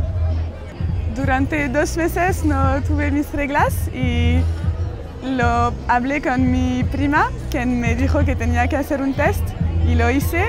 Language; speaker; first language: Spanish; non-native, fluent; French